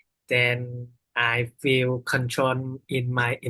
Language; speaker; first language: English; non-native, learner; Vietnamese